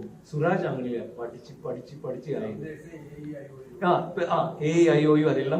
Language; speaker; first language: Malayalam; non-native, learner; Tamil